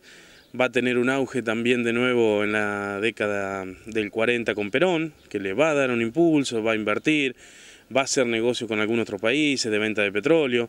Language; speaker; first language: Spanish; native; Spanish